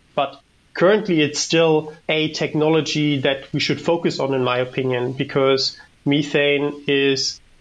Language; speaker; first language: English; non-native, fluent; German